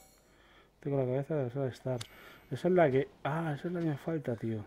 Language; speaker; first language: Spanish; native; Spanish